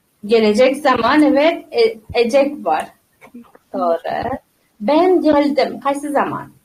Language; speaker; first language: Turkish; non-native, fluent; Uzbek